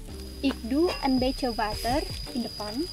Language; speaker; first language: Dutch; non-native, learner; Indonesian